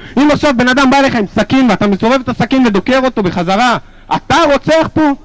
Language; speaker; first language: Hebrew; native; Hebrew